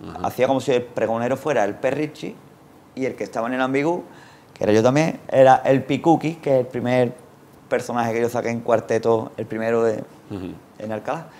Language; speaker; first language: Spanish; native; Spanish